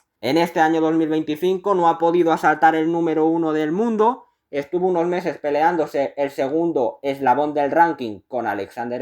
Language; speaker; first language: Spanish; native; Spanish